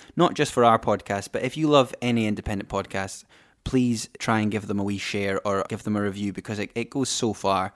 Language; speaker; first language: English; native; English